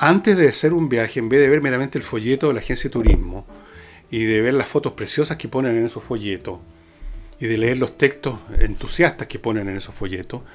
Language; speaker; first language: Spanish; native; Spanish